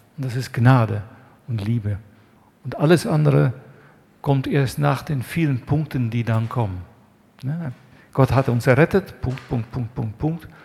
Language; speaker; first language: German; native; German